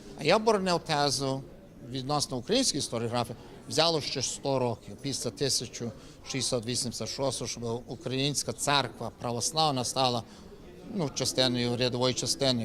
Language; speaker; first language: Ukrainian; early bilingual, heritage; Ukrainian